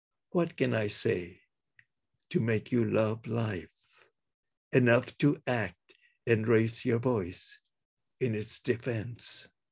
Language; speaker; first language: English; early bilingual, other home language; Spanish